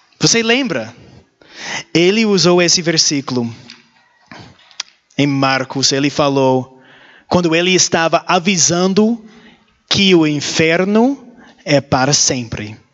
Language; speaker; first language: Portuguese; non-native, learner; English